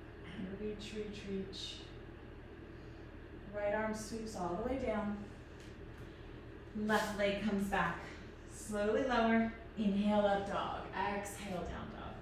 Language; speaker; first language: English; native; English